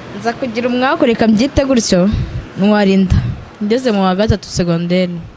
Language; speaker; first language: Kinyarwanda; native; Kinyarwanda